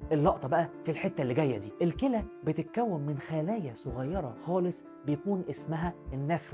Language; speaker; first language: Arabic; native; Arabic